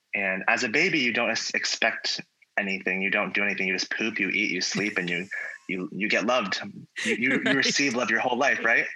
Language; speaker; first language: English; native; English